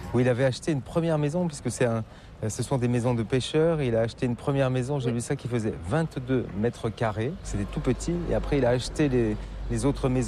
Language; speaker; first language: French; native; French